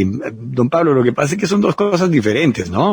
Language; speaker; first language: Spanish; native; Spanish